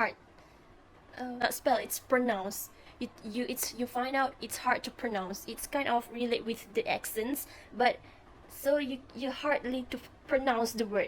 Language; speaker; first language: English; non-native, fluent; Malay